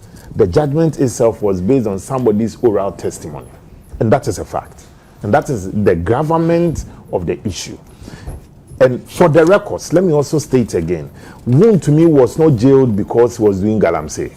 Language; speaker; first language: English; non-native, local second language; Akan